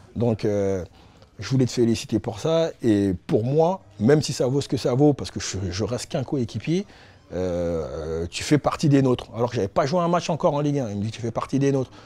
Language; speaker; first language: French; native; French